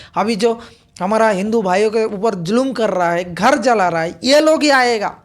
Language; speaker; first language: Hindi; non-native, local second language; Bangla